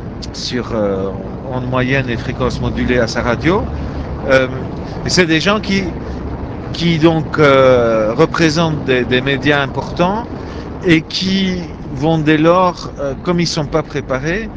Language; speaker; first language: French; native; French